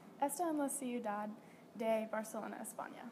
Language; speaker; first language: Spanish; non-native, learner; English